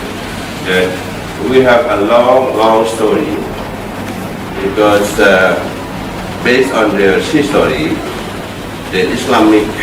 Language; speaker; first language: English; non-native, fluent; Indonesian